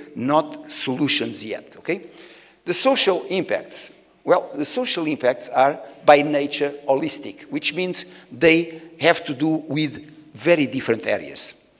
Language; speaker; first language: English; non-native, fluent; Portuguese